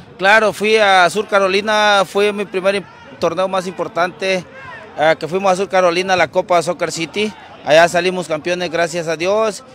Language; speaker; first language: Spanish; native; Spanish